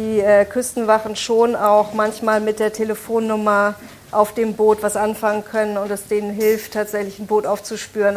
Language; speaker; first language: German; native; German